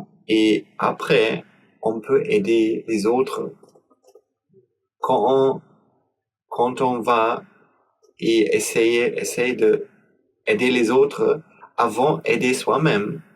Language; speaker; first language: French; non-native, learner; German